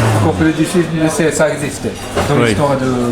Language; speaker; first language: French; non-native, learner; Japanese